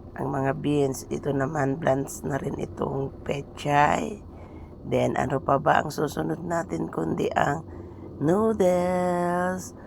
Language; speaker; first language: Filipino; native; Filipino